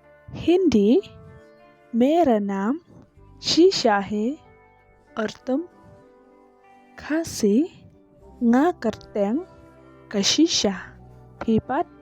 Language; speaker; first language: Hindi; non-native, local second language; Khasi